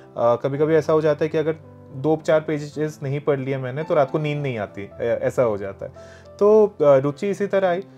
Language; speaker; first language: Hindi; non-native, local second language; Bangla